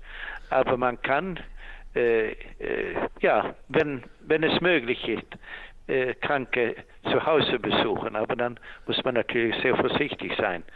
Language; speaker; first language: German; non-native, fluent; Swedish